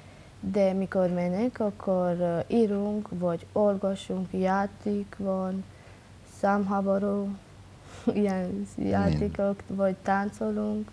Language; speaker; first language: Hungarian; non-native, local second language; Romanian